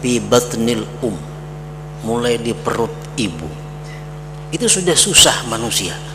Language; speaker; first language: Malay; non-native, local second language; Banjar